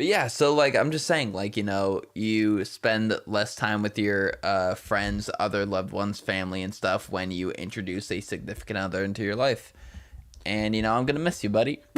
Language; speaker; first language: English; native; English